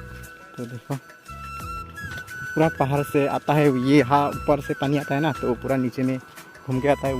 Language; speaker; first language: Hindi; non-native, local second language; Karbi